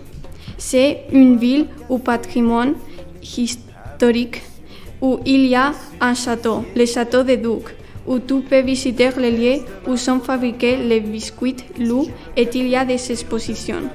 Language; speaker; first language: French; non-native, learner; Spanish